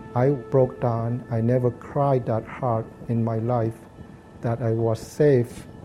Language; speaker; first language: English; non-native, fluent; Khmer